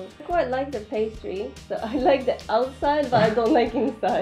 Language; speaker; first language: English; native; English